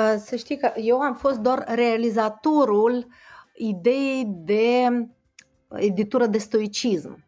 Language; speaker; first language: Romanian; non-native, fluent; Russian